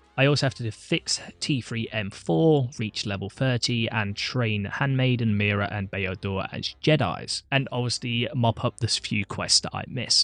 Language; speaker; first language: English; native; English